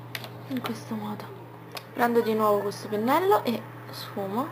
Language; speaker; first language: Italian; native; Italian